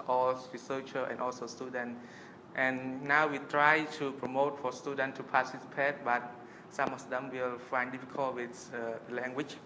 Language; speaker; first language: English; non-native, fluent; Khmer